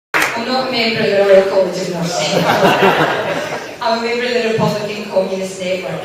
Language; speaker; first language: English; native; English